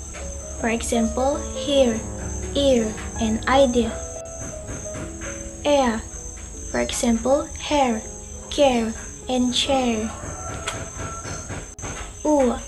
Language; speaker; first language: English; non-native, learner; Indonesian